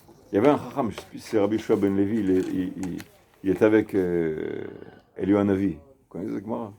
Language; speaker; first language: French; native; French